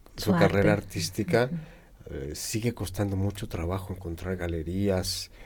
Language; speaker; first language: Spanish; native; Spanish